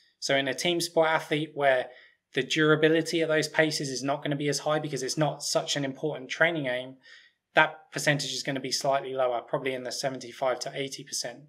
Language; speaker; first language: English; native; English